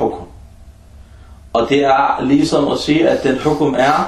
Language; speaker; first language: Danish; early bilingual, other home language; Arabic